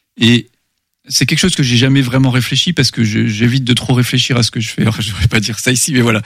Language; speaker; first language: French; non-native, local second language; German